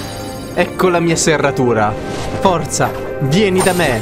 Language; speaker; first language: Italian; native; Italian